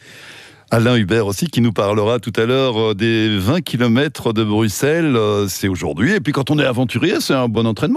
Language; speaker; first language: French; native; French